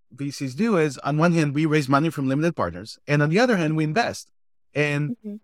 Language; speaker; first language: English; non-native, fluent; Hebrew